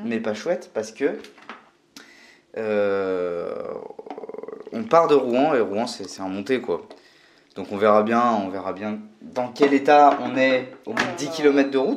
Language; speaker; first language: French; native; French